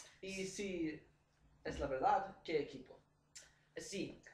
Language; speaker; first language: Spanish; non-native, learner; English